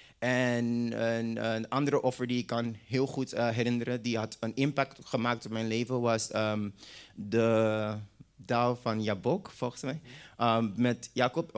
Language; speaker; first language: Dutch; non-native, local second language; English